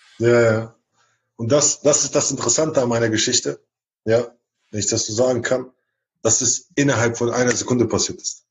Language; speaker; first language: German; early bilingual, other home language; Chechen